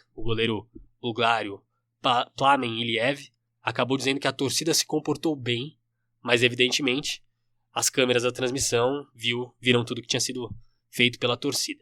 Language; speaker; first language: Portuguese; native; Portuguese